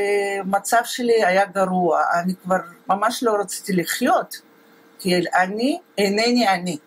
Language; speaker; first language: Hebrew; non-native, fluent; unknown